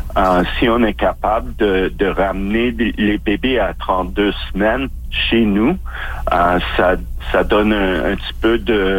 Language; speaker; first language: French; non-native, local second language; English